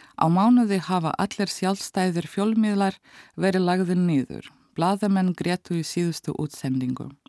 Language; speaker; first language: Icelandic; non-native, fluent; Russian